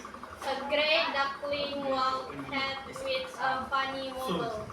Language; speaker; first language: English; non-native, learner; Indonesian